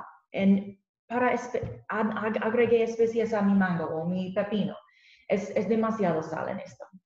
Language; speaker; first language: Spanish; non-native, learner; English